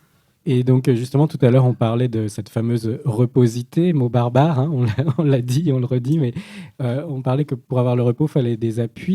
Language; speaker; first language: French; native; French